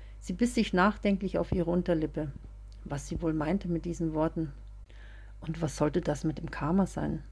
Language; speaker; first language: German; native; German